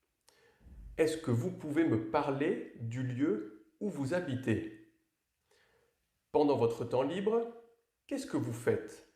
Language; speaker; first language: French; native; French